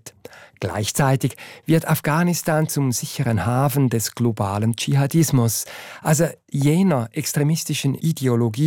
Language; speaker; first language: German; native; German